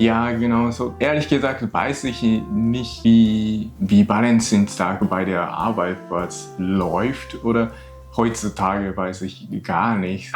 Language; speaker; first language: German; non-native, learner; Japanese